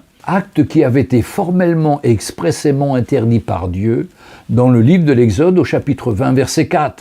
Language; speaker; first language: French; native; French